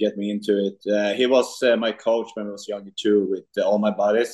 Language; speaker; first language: English; non-native, fluent; Swedish